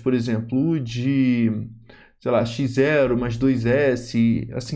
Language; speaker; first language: Portuguese; native; Portuguese